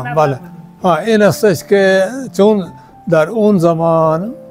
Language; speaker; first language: Persian; non-native, fluent; Punjabi